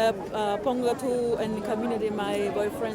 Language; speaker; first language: Spanish; non-native, learner; Portuguese